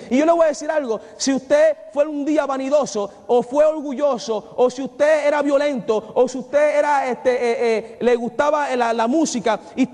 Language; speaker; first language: Spanish; native; Spanish